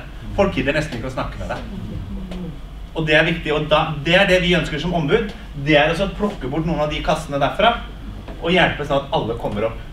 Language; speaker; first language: Norwegian; native; Norwegian